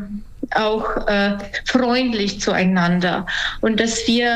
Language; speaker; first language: German; non-native, fluent; Ukrainian